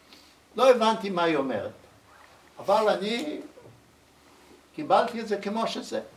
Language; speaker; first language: Hebrew; early bilingual, other home language; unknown